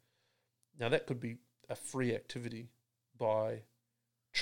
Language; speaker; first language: English; native; English